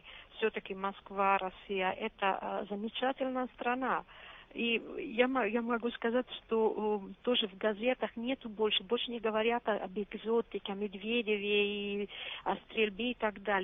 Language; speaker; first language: Russian; non-native, fluent; Italian